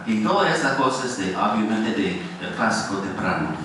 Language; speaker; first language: Spanish; non-native, fluent; English